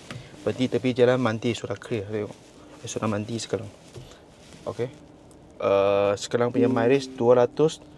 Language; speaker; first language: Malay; non-native, local second language; Chinese